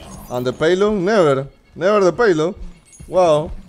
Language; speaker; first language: English; non-native, learner; Spanish